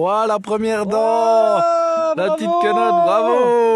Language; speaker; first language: French; native; French